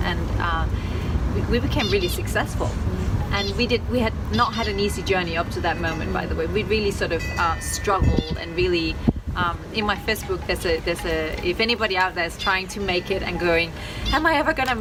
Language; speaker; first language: English; non-native, fluent; Danish